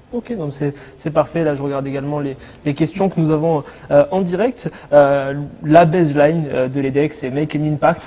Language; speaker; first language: French; native; French